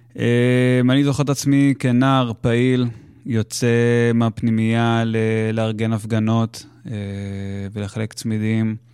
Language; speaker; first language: Hebrew; native; Hebrew